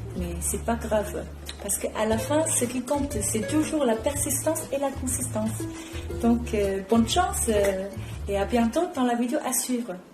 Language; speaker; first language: French; non-native, fluent; Chinese